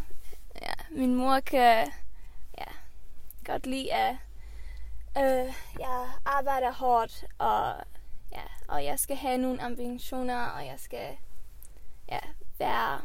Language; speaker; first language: Danish; early bilingual, heritage; Swedish